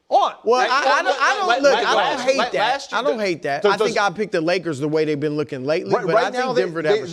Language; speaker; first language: English; native; English